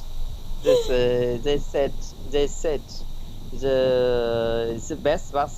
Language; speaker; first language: English; non-native, learner; Vietnamese